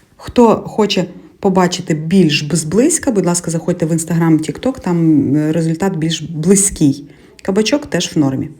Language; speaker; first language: Ukrainian; native; Ukrainian